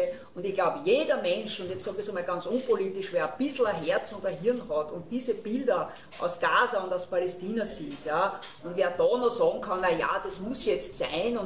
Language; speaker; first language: German; native; German